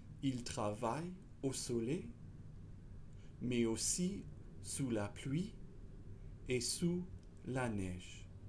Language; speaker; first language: French; non-native, fluent; English